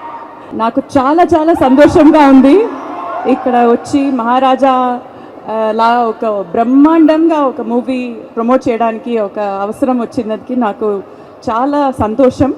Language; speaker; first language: Telugu; non-native, learner; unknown